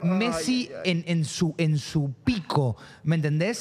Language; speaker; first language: Spanish; early bilingual, heritage; Spanish